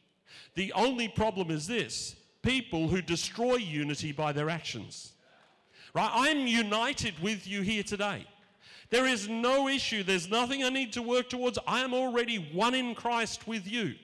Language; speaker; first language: English; native; English